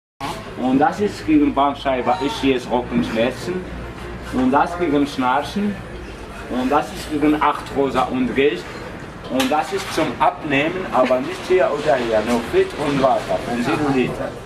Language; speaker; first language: German; non-native, learner; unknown